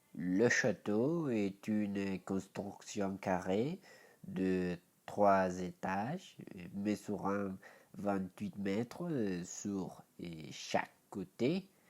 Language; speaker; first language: French; non-native, learner; Spanish